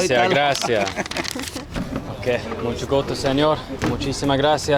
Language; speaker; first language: Spanish; non-native, learner; English